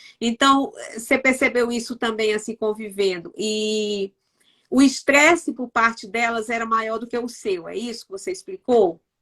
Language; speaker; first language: Portuguese; native; Portuguese